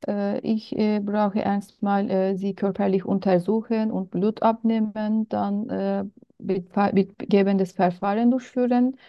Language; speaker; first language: German; non-native, learner; Turkish